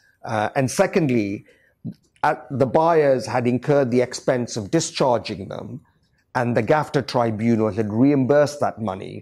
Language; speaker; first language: English; native; English